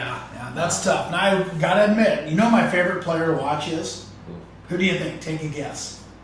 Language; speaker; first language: English; native; English